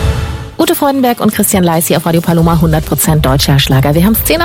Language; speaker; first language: German; native; German